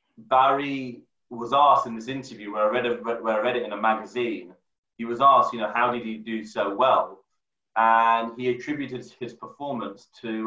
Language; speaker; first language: English; native; English